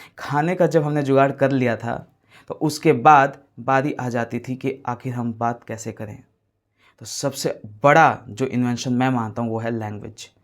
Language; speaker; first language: Hindi; native; Hindi